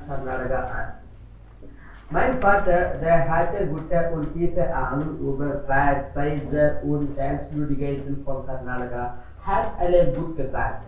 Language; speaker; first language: German; non-native, learner; Kannada